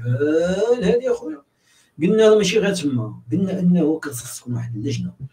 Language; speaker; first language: Arabic; native; Arabic